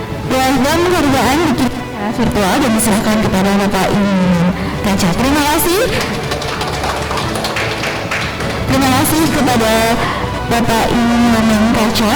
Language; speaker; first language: Indonesian; native; Indonesian